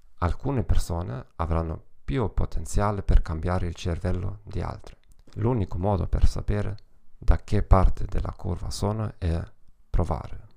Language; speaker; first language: Italian; non-native, learner; German